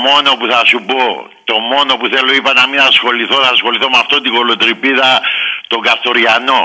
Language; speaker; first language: Greek; native; Greek